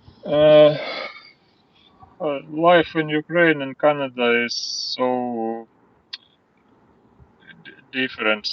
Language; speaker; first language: English; non-native, learner; Russian